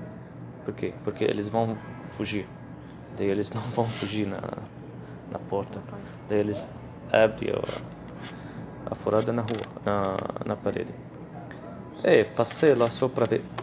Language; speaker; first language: Portuguese; non-native, learner; Arabic